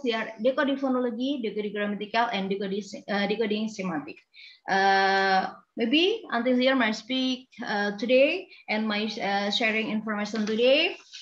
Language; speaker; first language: English; non-native, learner; Indonesian